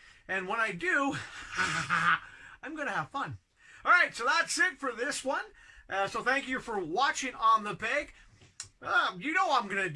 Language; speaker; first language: English; native; English